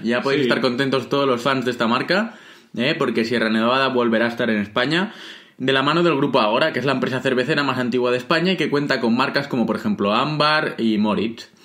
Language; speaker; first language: Spanish; native; Spanish